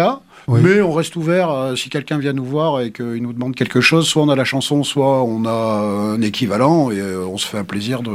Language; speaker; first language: French; native; French